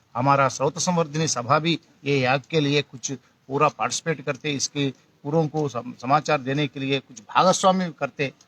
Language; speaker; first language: Hindi; non-native, local second language; Telugu